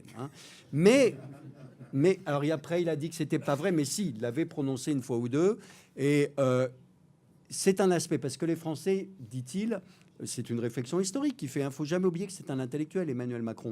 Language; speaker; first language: French; native; French